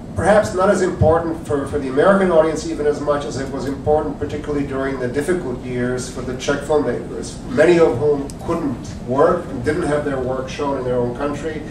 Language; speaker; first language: English; early bilingual, other home language; Czech